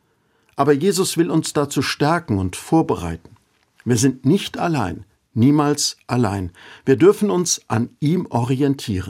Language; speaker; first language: German; native; German